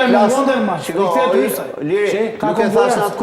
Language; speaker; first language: Albanian; native; Albanian